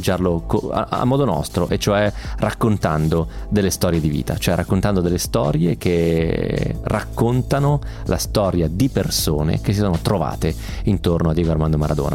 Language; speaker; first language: Italian; native; Italian